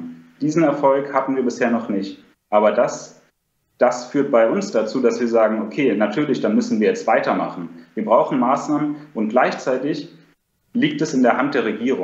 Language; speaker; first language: German; native; German